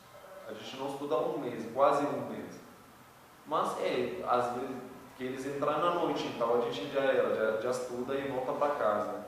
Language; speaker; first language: Portuguese; non-native, learner; Arabic